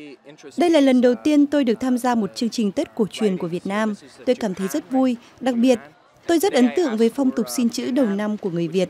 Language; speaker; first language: Vietnamese; non-native, learner; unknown